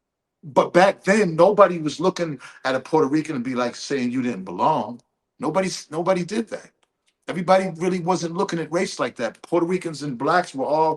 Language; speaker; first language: English; native; English